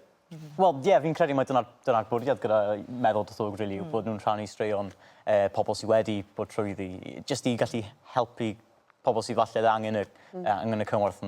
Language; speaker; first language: Welsh; native; Welsh